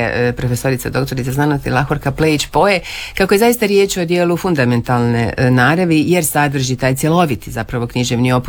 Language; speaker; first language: Serbian; native; Serbian